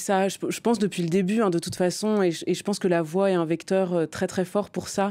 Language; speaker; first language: French; native; French